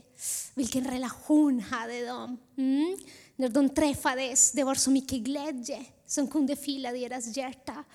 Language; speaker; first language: Swedish; non-native, fluent; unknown